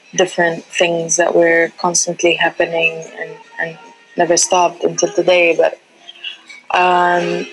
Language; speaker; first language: English; non-native, fluent; Central Atlas Tamazight